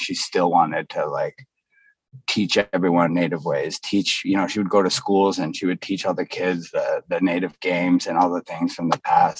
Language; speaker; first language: English; native; English